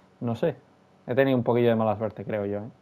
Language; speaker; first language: Spanish; native; Spanish